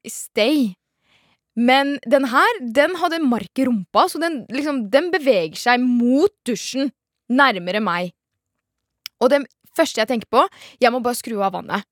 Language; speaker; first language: Norwegian; native; Norwegian